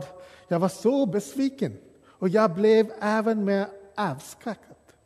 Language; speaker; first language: Swedish; non-native, fluent; English